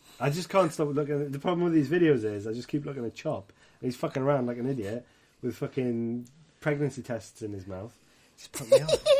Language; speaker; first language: English; native; English